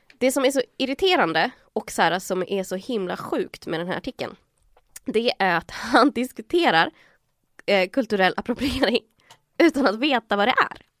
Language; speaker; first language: Swedish; early bilingual, other home language; Spanish